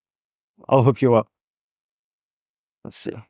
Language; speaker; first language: English; non-native, fluent; Danish